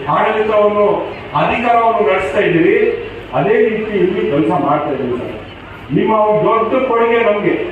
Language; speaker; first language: Kannada; non-native, local second language; Urdu